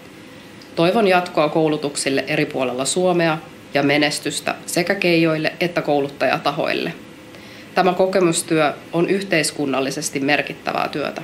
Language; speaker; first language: Finnish; native; Finnish